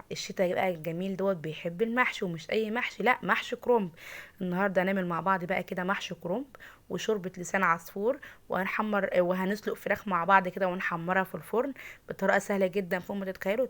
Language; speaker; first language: Arabic; native; Arabic